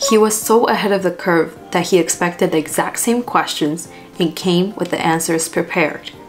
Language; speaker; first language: English; early bilingual, other home language; Japanese